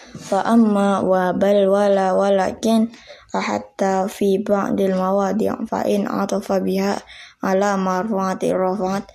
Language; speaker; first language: Arabic; non-native, learner; Indonesian